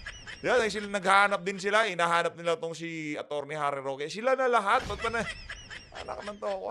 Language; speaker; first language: Filipino; native; Filipino